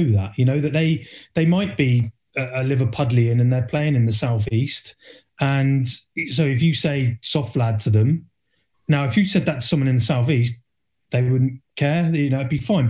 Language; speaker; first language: English; native; English